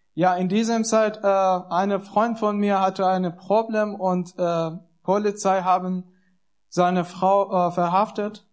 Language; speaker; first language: German; non-native, learner; Persian